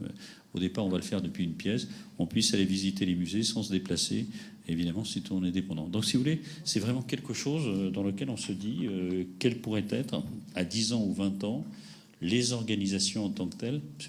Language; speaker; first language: French; native; French